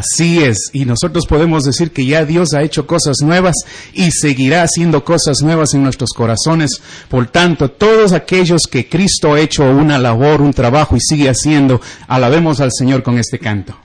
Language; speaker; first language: Spanish; native; Spanish